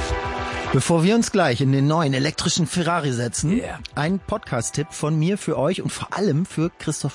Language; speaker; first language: German; native; German